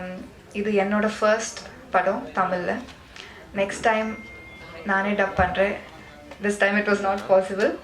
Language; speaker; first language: Tamil; non-native, learner; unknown